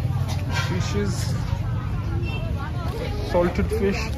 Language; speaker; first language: English; non-native, local second language; Hindi